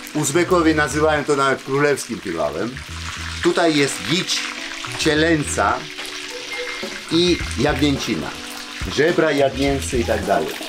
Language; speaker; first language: Polish; non-native, fluent; Georgian